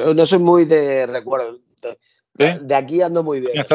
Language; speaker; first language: Spanish; native; Spanish